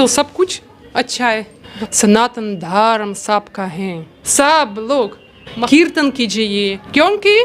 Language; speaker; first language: Hindi; non-native, learner; Russian